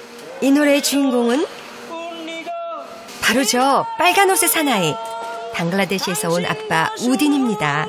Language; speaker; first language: Korean; native; Korean